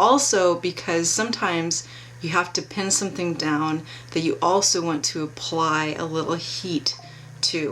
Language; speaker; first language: English; native; English